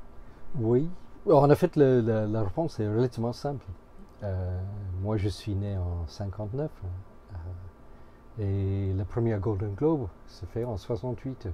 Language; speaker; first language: French; non-native, fluent; English